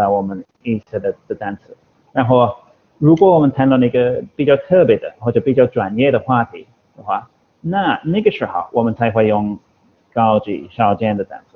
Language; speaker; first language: Chinese; non-native, fluent; English